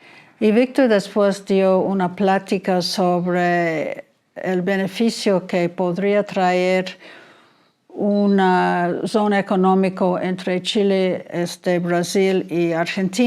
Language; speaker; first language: Spanish; non-native, fluent; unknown